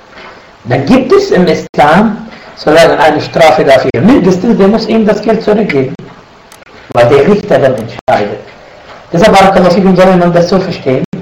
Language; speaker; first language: German; non-native, fluent; Arabic